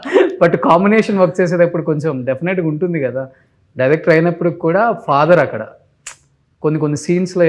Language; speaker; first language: Telugu; native; Telugu